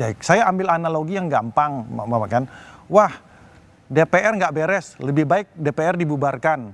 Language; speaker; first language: Indonesian; native; Indonesian